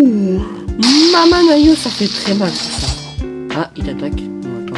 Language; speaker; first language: French; native; French